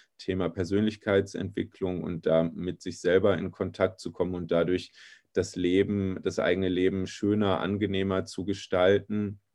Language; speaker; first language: German; native; German